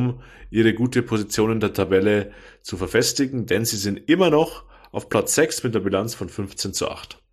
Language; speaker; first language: German; native; German